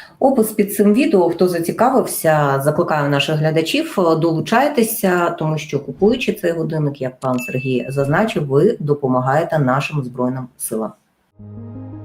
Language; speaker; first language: Ukrainian; native; Ukrainian